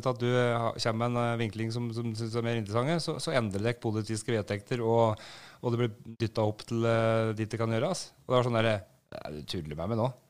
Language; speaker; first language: Norwegian; native; Norwegian